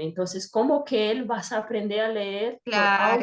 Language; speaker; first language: Spanish; non-native, fluent; Portuguese